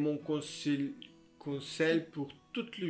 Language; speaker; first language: French; non-native, learner; Portuguese